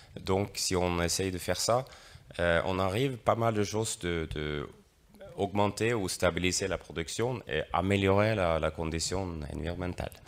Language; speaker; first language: French; non-native, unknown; Norwegian